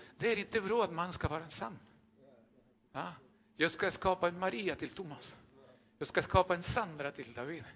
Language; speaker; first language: Swedish; non-native, fluent; Spanish